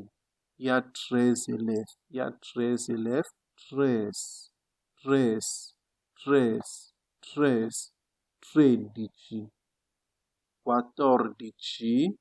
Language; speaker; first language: French; non-native, fluent; Italian